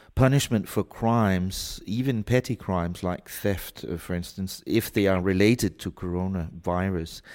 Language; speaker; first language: English; non-native, fluent; Danish